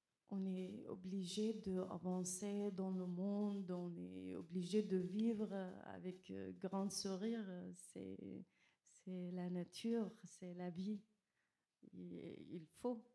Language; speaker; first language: French; non-native, learner; Kurdish